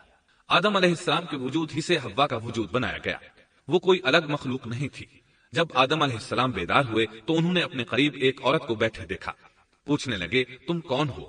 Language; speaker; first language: Urdu; native; Urdu